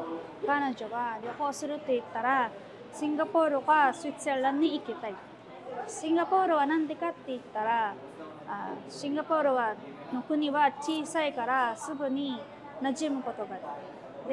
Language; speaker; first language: Japanese; non-native, fluent; Filipino